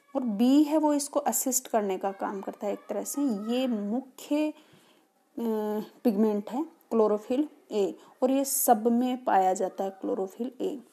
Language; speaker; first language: Hindi; native; Hindi